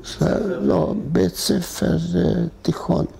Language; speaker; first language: Hebrew; non-native, fluent; Hungarian